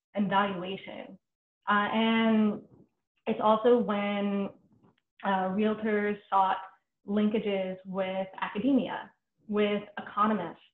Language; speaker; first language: English; native; English